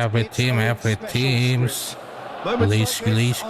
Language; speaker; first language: English; non-native, learner; Indonesian